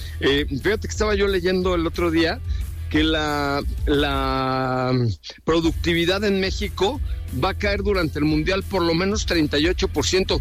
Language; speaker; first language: Spanish; native; Spanish